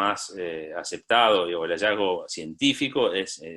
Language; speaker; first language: Spanish; native; Spanish